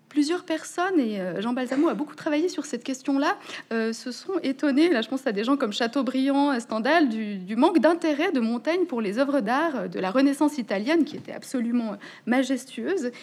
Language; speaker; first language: French; native; French